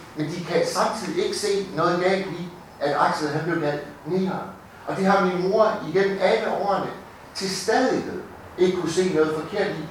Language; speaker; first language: Danish; native; Danish